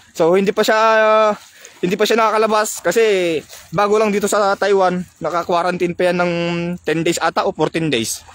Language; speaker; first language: Filipino; non-native, local second language; Iloko